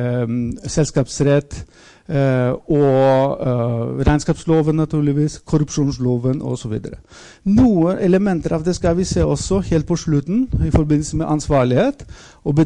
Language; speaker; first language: Norwegian; non-native, fluent; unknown